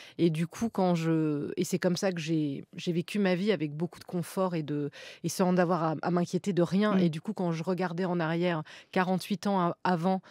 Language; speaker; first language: French; native; French